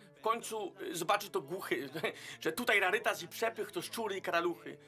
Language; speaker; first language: Polish; non-native, fluent; Danish